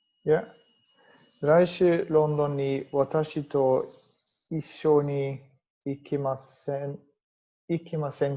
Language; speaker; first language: Japanese; non-native, learner; English